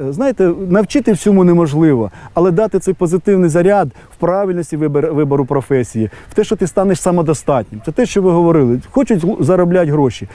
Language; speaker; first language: Ukrainian; native; Ukrainian